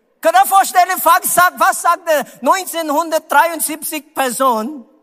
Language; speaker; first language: German; non-native, learner; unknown